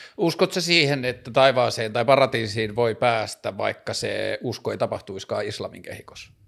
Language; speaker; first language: Finnish; native; Finnish